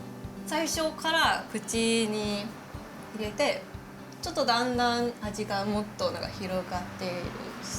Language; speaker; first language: Japanese; non-native, learner; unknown